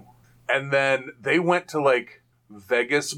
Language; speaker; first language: English; native; English